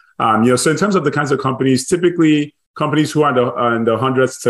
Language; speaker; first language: English; non-native, local second language; Igbo